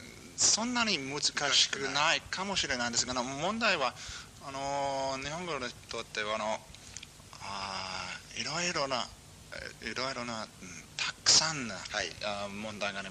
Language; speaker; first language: Japanese; non-native, fluent; English